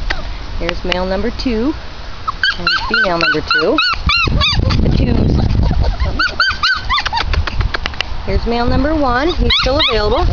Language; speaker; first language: English; native; English